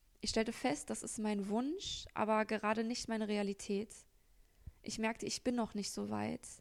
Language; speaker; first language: German; native; German